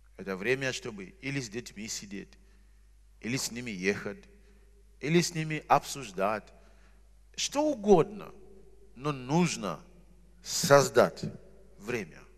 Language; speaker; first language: Russian; non-native, fluent; Shona